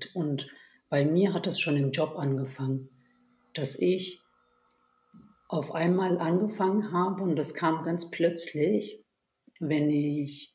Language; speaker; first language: German; early bilingual, other home language; Turkish